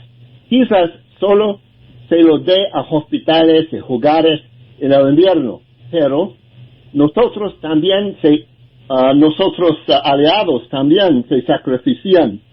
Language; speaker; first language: Spanish; non-native, learner; English